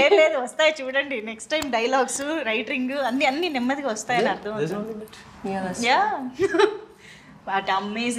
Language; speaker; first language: Telugu; native; Telugu